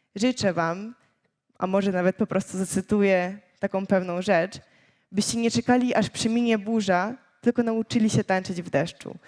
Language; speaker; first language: Polish; early bilingual, other home language; Ukrainian